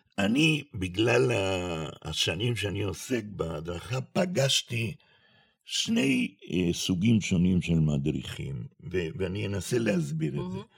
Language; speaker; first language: Hebrew; non-native, fluent; Spanish